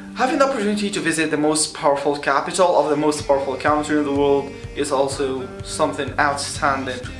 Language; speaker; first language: English; non-native, fluent; Arabic